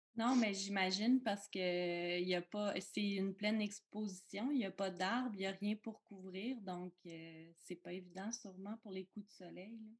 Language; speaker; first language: French; native; French